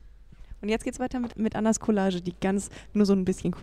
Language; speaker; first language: German; native; German